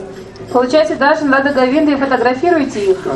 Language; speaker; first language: Russian; native; Russian